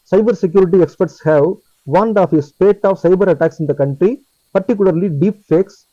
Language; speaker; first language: English; non-native, local second language; Tamil